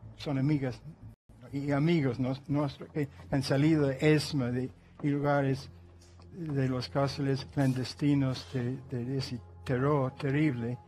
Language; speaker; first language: Spanish; non-native, fluent; English